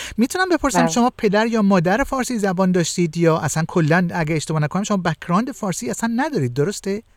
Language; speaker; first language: Persian; native; Persian